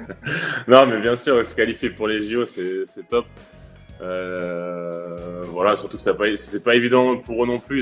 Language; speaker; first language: French; native; French